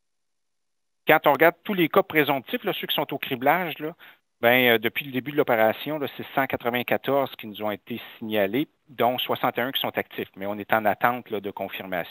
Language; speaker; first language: French; native; French